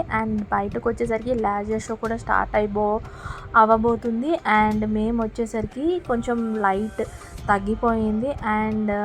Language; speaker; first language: Telugu; native; Telugu